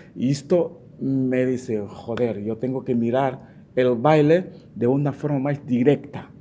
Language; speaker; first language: Spanish; non-native, fluent; Portuguese